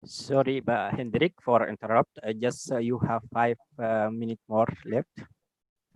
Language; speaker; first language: English; non-native, learner; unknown